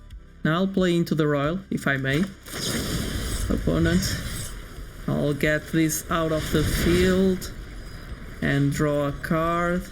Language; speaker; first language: English; non-native, fluent; Portuguese